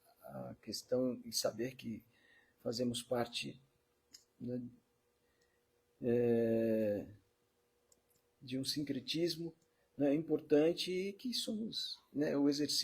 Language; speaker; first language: Portuguese; native; Portuguese